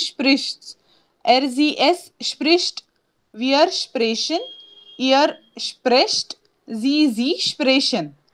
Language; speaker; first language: German; non-native, fluent; Hindi